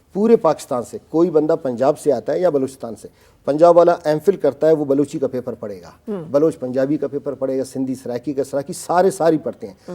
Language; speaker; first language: Urdu; non-native, local second language; Baluchi